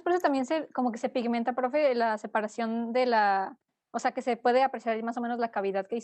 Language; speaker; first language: Spanish; native; Spanish